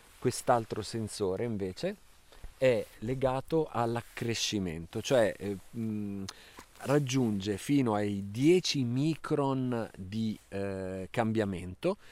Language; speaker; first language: Italian; native; Italian